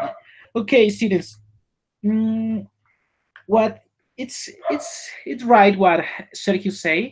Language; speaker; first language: English; non-native, learner; Spanish